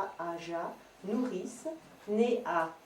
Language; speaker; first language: French; native; French